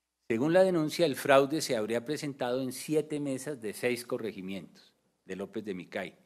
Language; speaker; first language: Spanish; native; Spanish